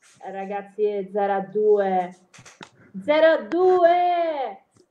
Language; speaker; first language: Italian; native; Italian